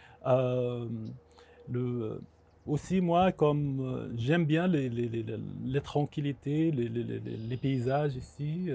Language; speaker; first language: French; non-native, local second language; Arabic